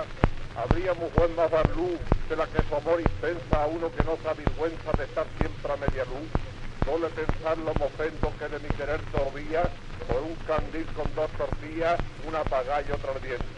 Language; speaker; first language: Spanish; native; Spanish